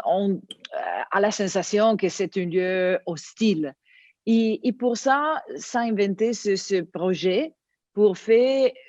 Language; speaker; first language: French; non-native, fluent; Italian